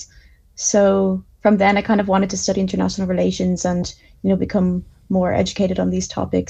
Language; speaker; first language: English; native; English